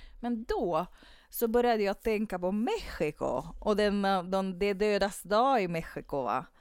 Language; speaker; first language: Swedish; native; Swedish